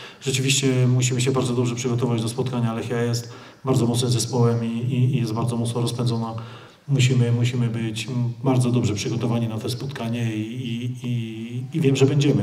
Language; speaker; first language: Polish; native; Polish